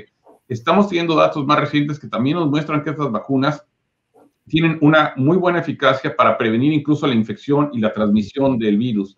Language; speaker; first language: Spanish; native; Spanish